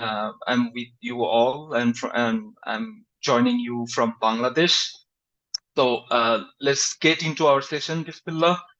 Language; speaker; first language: English; non-native, fluent; Bangla